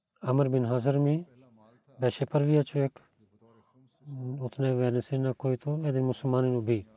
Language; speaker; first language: Bulgarian; non-native, learner; Urdu